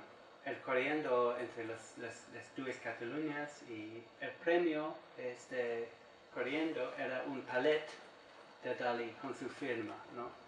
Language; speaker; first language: Spanish; non-native, learner; English